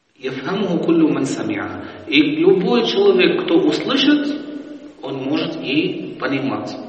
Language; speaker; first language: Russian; non-native, fluent; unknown